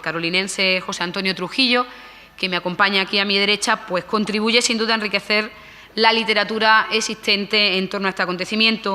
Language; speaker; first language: Spanish; native; Spanish